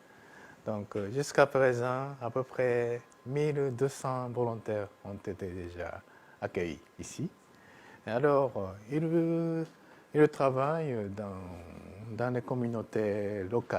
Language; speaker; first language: French; non-native, fluent; Japanese